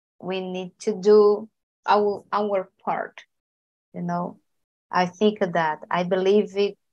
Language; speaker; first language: English; non-native, learner; Portuguese